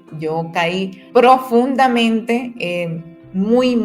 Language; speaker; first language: Spanish; native; Spanish